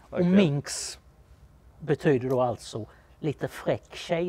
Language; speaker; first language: Swedish; native; Swedish